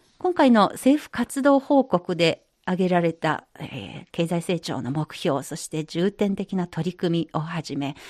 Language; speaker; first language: Japanese; non-native, fluent; Chinese